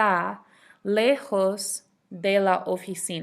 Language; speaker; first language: Spanish; non-native, fluent; English